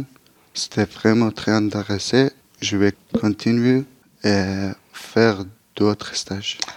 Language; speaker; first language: French; non-native, learner; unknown